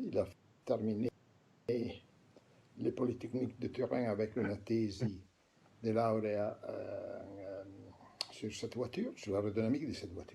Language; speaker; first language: French; non-native, fluent; Italian